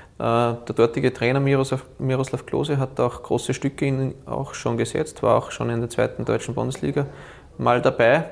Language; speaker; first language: German; native; German